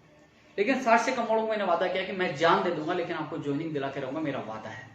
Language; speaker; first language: Hindi; native; Hindi